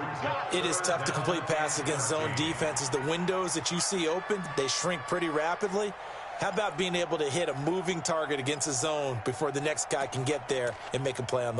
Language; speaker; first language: English; native; English